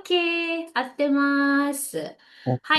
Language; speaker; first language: Japanese; non-native, learner; Indonesian